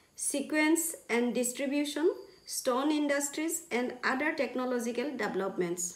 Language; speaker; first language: English; non-native, local second language; Assamese